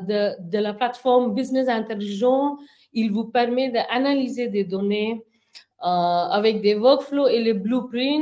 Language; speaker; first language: French; non-native, fluent; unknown